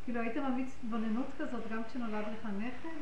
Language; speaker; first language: Hebrew; native; Hebrew